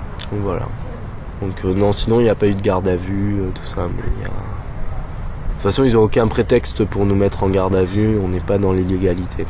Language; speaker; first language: French; native; French